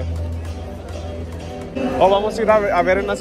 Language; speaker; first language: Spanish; early bilingual, heritage; English